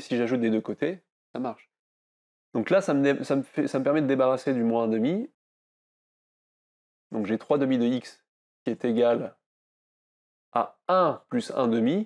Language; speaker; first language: French; native; French